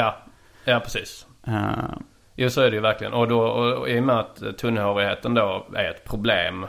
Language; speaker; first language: Swedish; native; Swedish